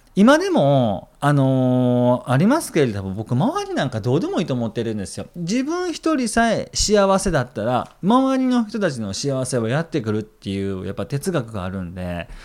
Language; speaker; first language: Japanese; native; Japanese